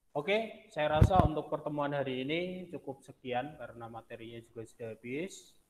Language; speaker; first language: Indonesian; non-native, local second language; Javanese